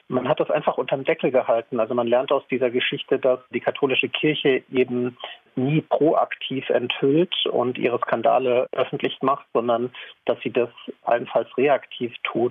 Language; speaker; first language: German; native; German